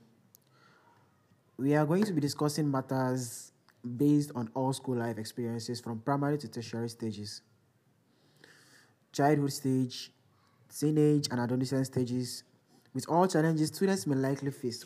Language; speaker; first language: English; non-native, local second language; Yoruba